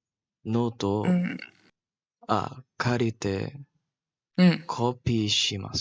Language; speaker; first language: Japanese; non-native, learner; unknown